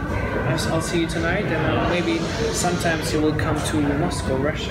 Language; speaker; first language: English; non-native, fluent; Russian